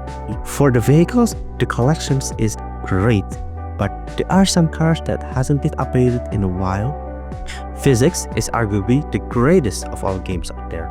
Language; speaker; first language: English; non-native, fluent; Indonesian